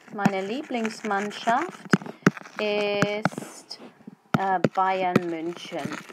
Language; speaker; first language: German; non-native, fluent; English